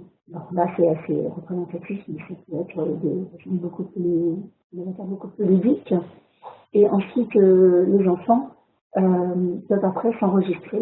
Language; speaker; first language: French; native; French